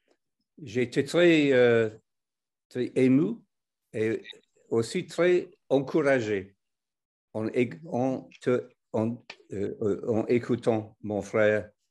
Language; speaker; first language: French; non-native, fluent; English